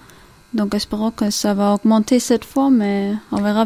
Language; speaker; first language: French; non-native, fluent; German